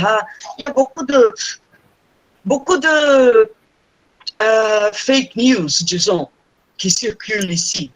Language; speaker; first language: French; non-native, fluent; Portuguese